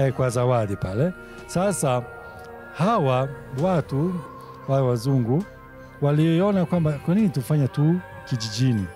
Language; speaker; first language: Swahili; non-native, fluent; Italian